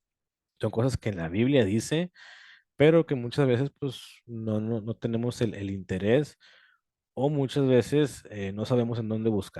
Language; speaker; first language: Spanish; native; Spanish